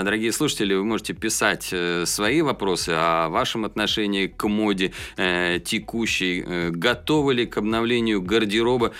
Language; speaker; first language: Russian; native; Russian